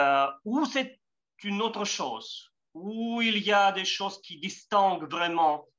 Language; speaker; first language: French; non-native, fluent; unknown